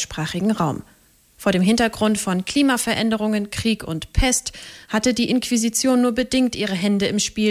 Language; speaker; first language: German; native; German